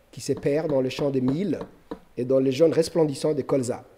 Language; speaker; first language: French; non-native, local second language; Somali